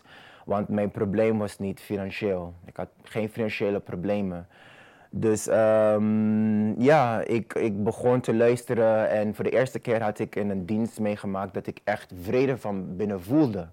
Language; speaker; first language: Dutch; non-native, fluent; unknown